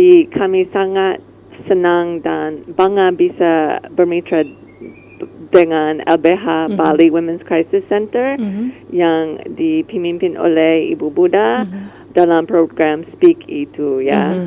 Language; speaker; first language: Indonesian; non-native, learner; English